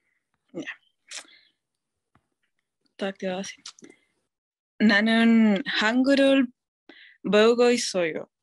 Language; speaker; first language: Korean; non-native, learner; Spanish